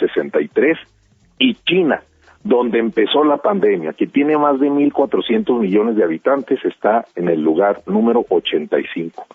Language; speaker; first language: Spanish; native; Spanish